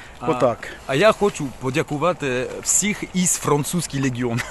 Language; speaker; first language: Ukrainian; non-native, learner; French